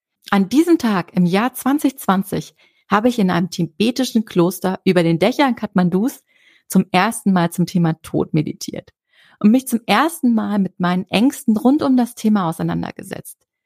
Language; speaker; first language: German; native; German